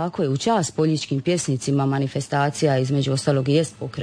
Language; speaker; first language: Serbian; native; Serbian